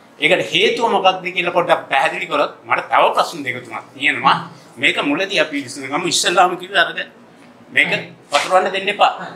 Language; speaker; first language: Sinhala; native; Sinhala